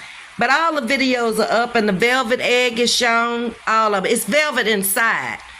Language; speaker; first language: English; native; English